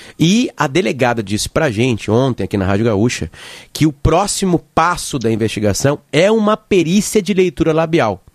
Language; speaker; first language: Portuguese; native; Portuguese